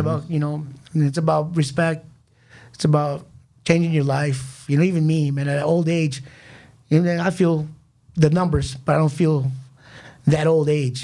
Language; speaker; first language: English; early bilingual, other home language; Spanish